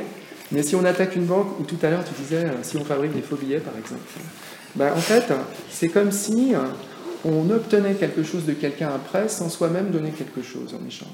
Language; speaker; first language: French; native; French